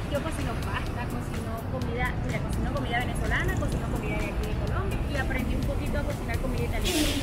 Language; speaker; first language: Spanish; native; Spanish